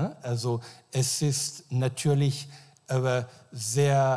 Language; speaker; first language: German; non-native, fluent; French